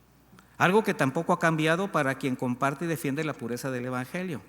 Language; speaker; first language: Spanish; native; Spanish